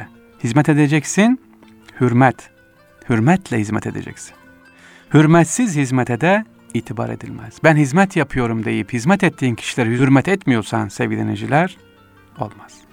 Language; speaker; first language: Turkish; native; Turkish